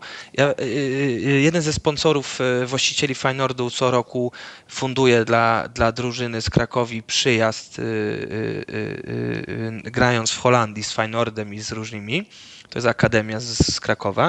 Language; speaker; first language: Polish; early bilingual, other home language; Dutch